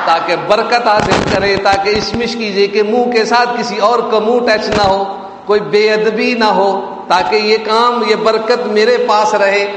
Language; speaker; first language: Urdu; native; Urdu